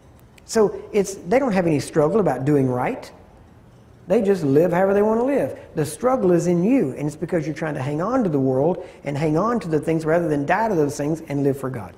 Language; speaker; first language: English; native; English